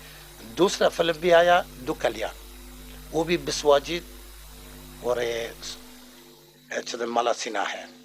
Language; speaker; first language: Hindi; non-native, learner; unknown